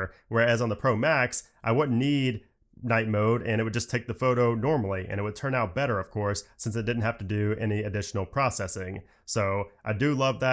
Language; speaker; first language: English; native; English